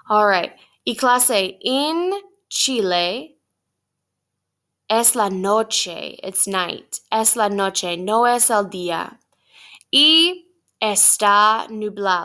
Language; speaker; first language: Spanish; non-native, fluent; English